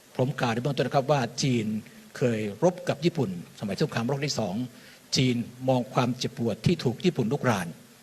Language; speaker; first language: Thai; native; Thai